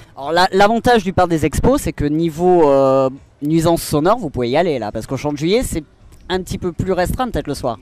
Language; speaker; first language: French; native; French